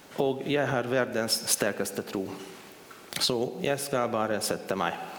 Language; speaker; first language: Swedish; non-native, fluent; Hungarian